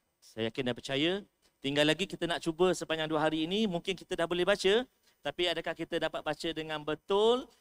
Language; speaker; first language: Malay; native; Malay